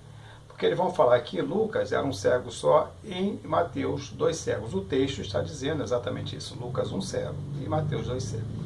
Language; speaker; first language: Portuguese; native; Portuguese